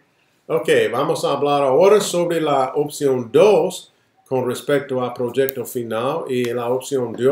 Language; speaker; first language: Spanish; non-native, fluent; English